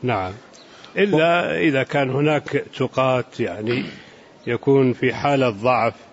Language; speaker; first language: Arabic; native; Arabic